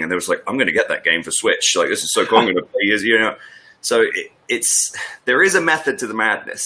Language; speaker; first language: English; native; English